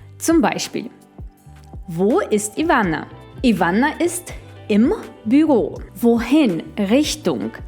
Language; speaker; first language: German; non-native, fluent; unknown